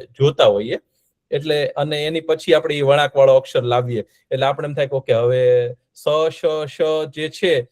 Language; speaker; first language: Gujarati; native; Gujarati